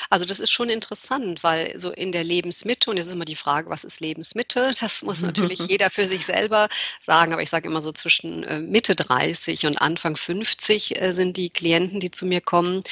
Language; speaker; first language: German; native; German